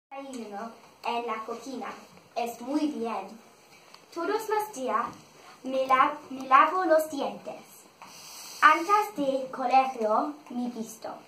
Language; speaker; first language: Spanish; non-native, learner; English